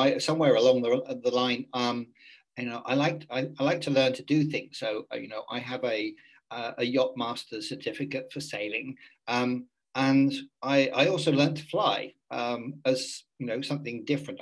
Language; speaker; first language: English; native; English